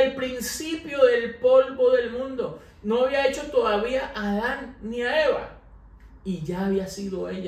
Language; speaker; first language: Spanish; native; Spanish